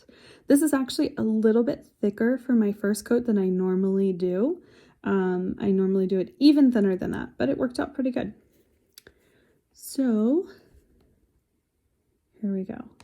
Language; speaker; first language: English; native; English